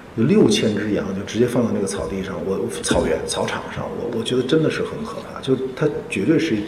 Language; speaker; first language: Chinese; native; Chinese